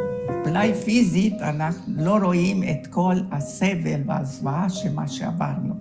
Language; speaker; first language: Hebrew; non-native, fluent; Hungarian